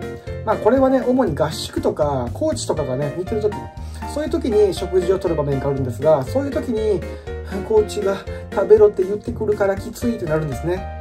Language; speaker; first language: Japanese; native; Japanese